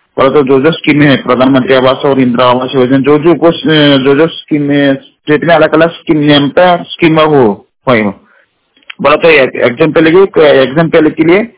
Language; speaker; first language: Hindi; non-native, local second language; Kannada